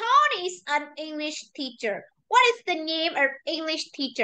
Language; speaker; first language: English; non-native, learner; Vietnamese